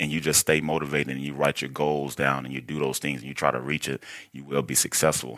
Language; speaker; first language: English; native; English